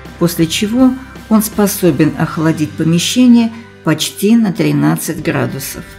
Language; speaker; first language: Russian; native; Russian